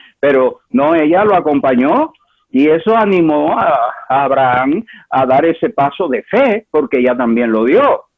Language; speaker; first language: Spanish; native; Spanish